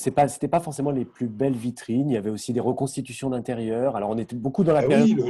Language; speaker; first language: French; native; French